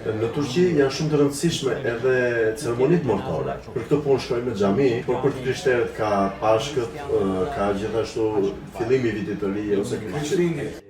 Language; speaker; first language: Albanian; early bilingual, heritage; Albanian